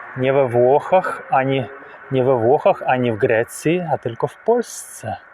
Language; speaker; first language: Polish; non-native, fluent; Russian